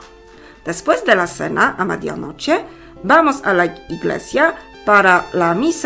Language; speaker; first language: Spanish; non-native, learner; Polish